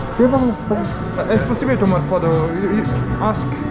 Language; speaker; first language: English; non-native, fluent; Italian